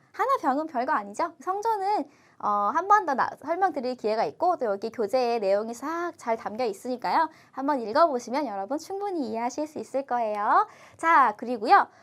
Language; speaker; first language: Korean; native; Korean